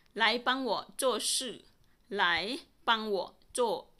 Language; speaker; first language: Chinese; non-native, fluent; Thai